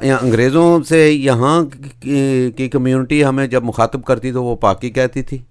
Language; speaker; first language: Urdu; non-native, local second language; Punjabi